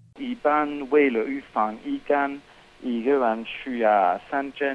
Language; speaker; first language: Chinese; non-native, fluent; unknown